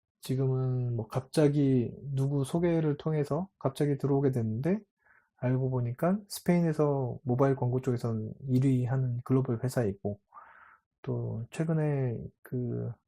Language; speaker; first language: Korean; native; Korean